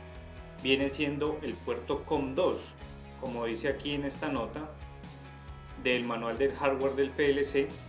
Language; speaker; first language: Spanish; native; Spanish